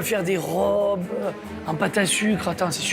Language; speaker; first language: French; native; French